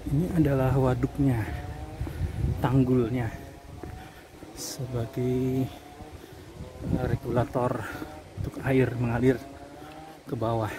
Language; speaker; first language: Indonesian; native; Indonesian